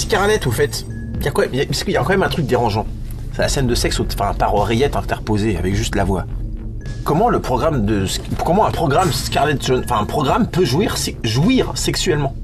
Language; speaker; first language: French; native; French